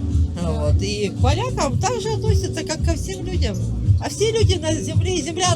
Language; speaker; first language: Russian; native; Russian